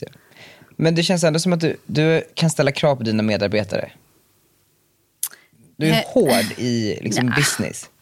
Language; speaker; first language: Swedish; native; Swedish